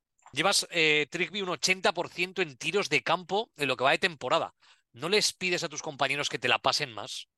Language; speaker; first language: Spanish; native; Spanish